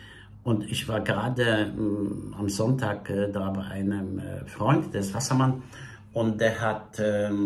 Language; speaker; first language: German; non-native, fluent; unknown